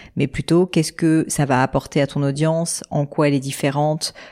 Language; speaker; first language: French; native; French